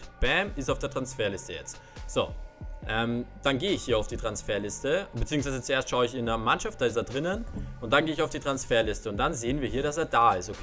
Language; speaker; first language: German; native; German